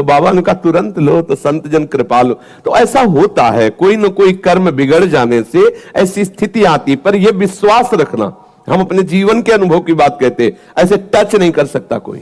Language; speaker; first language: Hindi; native; Hindi